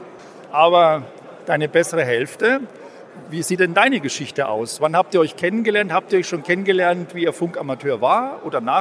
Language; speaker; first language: German; native; German